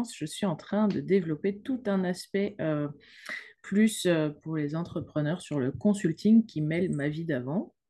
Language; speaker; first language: French; native; French